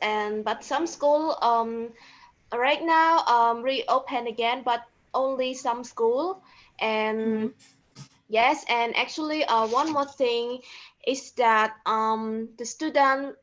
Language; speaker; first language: English; non-native, learner; Khmer